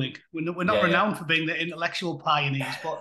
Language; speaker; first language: English; native; English